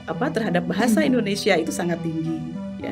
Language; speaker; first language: Indonesian; native; Indonesian